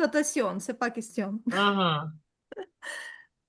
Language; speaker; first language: French; non-native, learner; Ukrainian